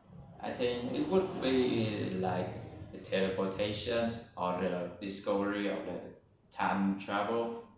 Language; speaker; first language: English; non-native, learner; Vietnamese